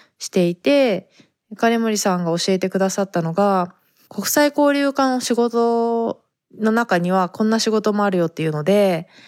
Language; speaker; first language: Japanese; native; Japanese